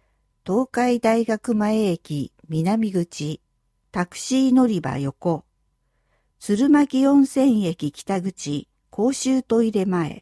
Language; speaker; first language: Japanese; native; Japanese